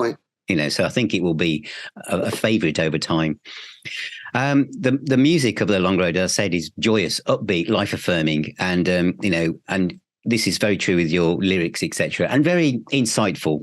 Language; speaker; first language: English; native; English